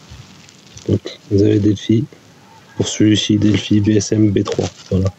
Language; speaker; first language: French; native; French